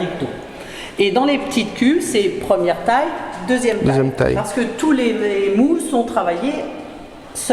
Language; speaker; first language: French; native; French